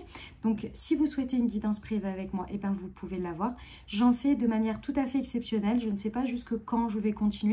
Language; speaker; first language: French; native; French